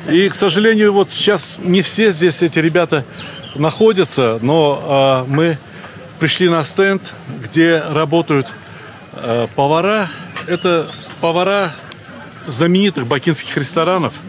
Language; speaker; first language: Russian; native; Russian